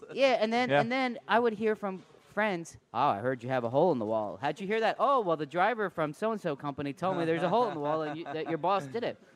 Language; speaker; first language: English; native; English